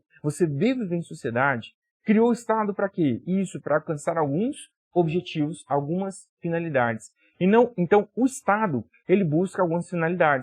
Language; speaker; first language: Portuguese; native; Portuguese